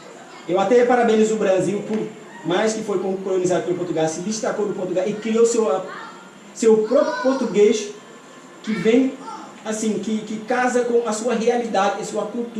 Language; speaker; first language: Portuguese; non-native, fluent; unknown